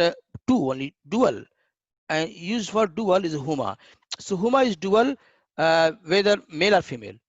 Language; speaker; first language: English; non-native, learner; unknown